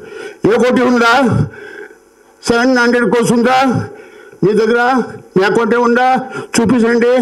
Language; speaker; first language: Telugu; non-native, learner; Kannada